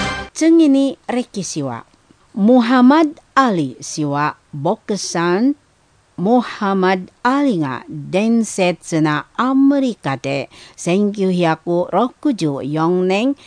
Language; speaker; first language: Japanese; non-native, learner; Indonesian